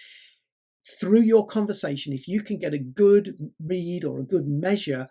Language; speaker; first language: English; native; English